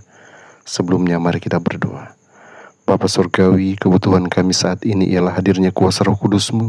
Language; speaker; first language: Indonesian; native; Indonesian